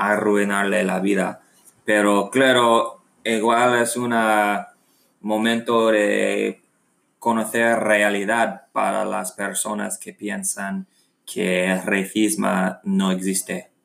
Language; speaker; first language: Spanish; non-native, learner; English